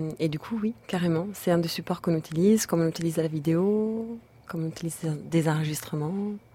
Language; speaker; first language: French; non-native, fluent; Italian